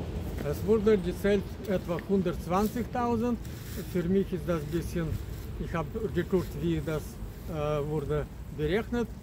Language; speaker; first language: German; non-native, fluent; Russian